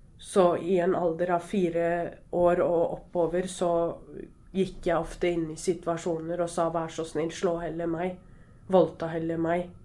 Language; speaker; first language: Norwegian; early bilingual, other home language; Arabic